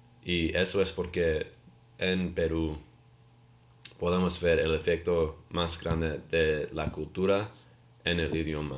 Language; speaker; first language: Spanish; non-native, learner; English